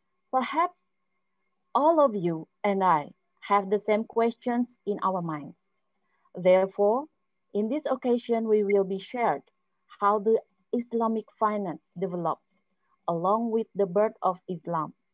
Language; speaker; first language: English; non-native, fluent; Indonesian